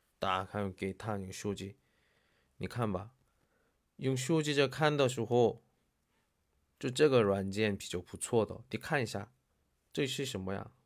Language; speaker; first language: Chinese; non-native, learner; Korean